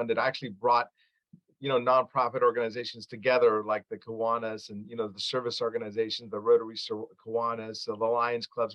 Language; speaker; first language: English; early bilingual, other home language; Arabic